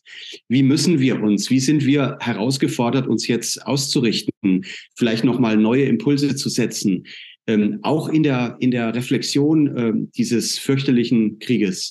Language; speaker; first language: German; native; German